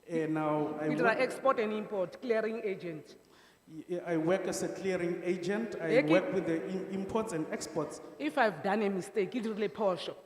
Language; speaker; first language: English; non-native, local second language; Northern Sotho